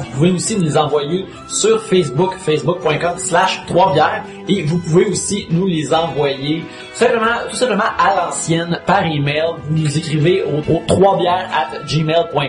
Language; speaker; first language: French; native; French